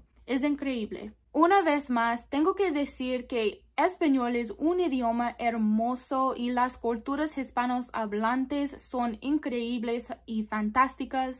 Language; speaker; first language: Spanish; non-native, learner; English